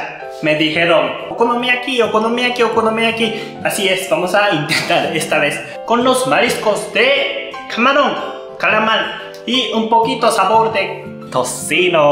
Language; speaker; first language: Spanish; non-native, learner; Japanese